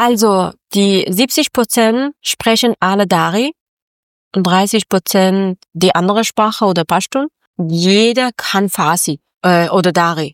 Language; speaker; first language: German; non-native, learner; Persian